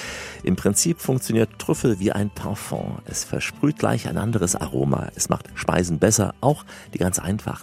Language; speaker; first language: German; native; German